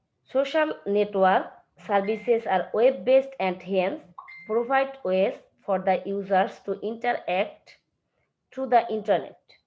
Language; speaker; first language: English; non-native, local second language; Bangla